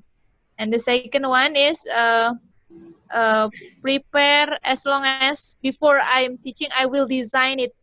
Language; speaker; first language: English; non-native, learner; Indonesian